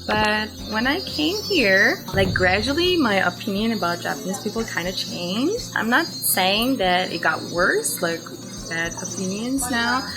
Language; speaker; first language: English; non-native, fluent; Persian